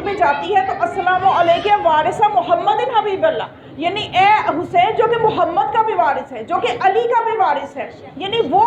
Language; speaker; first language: Urdu; native; Urdu